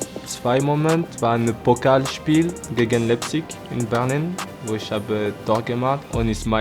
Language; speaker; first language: German; non-native, learner; French